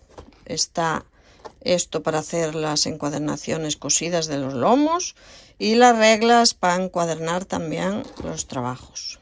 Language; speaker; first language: Spanish; native; Spanish